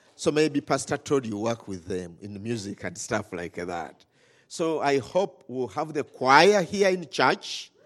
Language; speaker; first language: English; non-native, local second language; Ganda